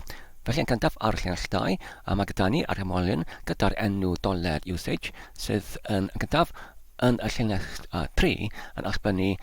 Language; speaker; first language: Welsh; non-native, learner; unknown